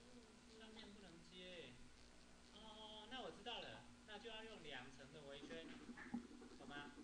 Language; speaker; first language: Chinese; native; Chinese